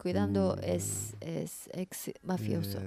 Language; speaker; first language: Spanish; non-native, learner; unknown